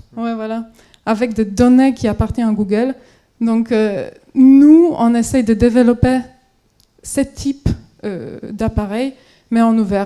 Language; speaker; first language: French; non-native, fluent; Polish